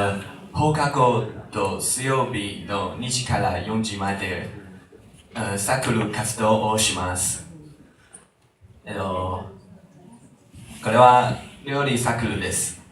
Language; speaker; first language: Japanese; non-native, learner; Chinese